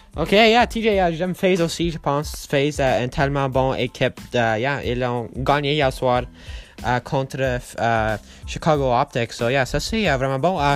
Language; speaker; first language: French; non-native, learner; English